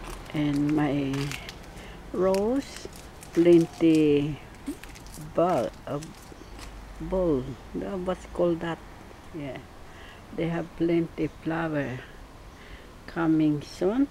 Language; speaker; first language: English; non-native, learner; Filipino